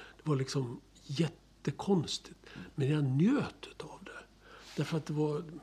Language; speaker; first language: Swedish; native; Swedish